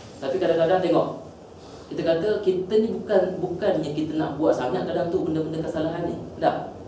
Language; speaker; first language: Malay; native; Malay